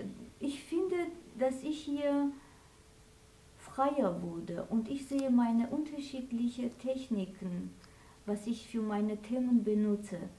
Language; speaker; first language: German; non-native, fluent; Armenian